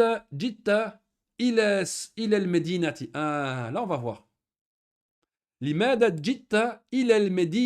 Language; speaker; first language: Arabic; non-native, fluent; French